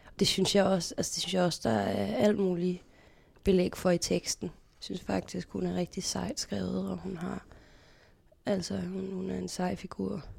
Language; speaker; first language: Danish; native; Danish